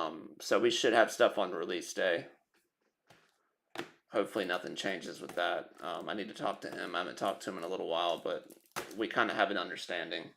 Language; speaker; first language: English; native; English